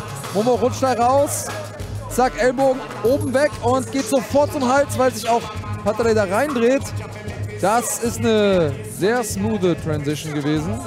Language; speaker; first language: German; native; German